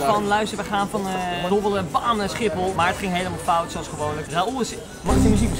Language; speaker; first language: Dutch; native; Dutch